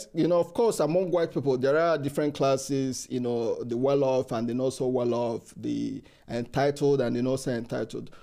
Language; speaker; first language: English; non-native, local second language; Igbo